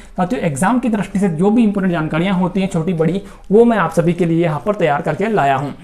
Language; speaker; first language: Hindi; native; Hindi